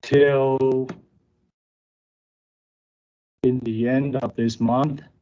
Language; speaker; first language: English; non-native, learner; Chinese